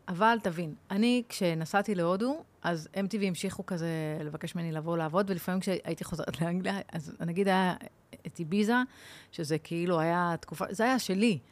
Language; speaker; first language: Hebrew; native; Hebrew